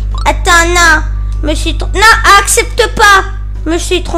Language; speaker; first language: French; native; French